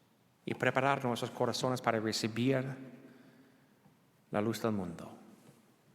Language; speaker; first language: Spanish; non-native, learner; English